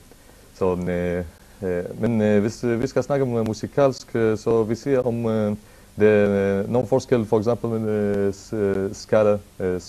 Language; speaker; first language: Danish; non-native, learner; Arabic